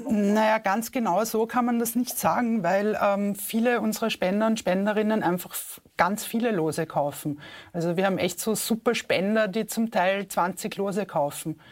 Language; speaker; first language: German; native; German